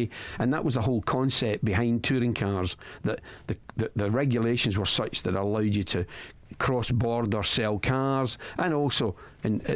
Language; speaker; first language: English; native; English